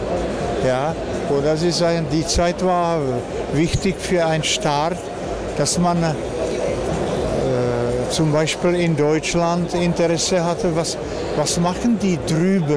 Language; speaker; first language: German; non-native, fluent; Czech